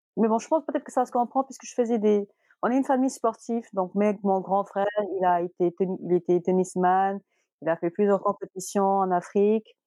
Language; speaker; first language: French; non-native, local second language; Wolof